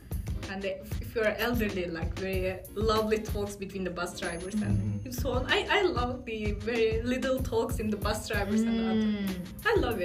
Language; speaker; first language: English; non-native, fluent; Turkish